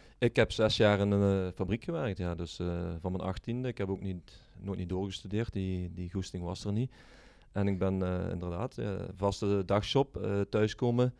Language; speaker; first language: Dutch; native; Dutch